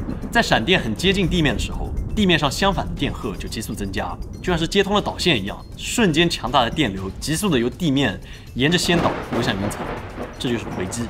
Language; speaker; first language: Chinese; native; Chinese